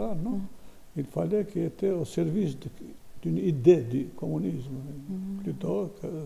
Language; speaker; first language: French; non-native, fluent; Albanian